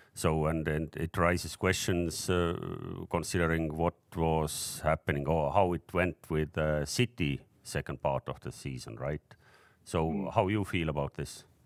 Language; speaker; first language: English; non-native, fluent; Estonian